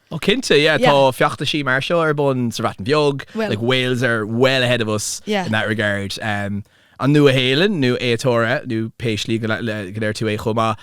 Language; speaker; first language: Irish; non-native, local second language; English